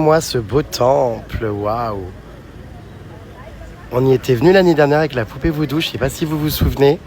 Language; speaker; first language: French; native; French